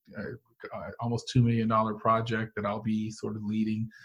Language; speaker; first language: English; native; English